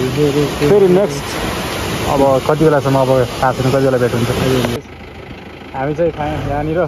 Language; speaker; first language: Nepali; native; Nepali